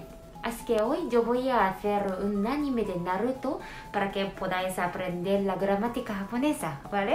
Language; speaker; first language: Spanish; non-native, fluent; Japanese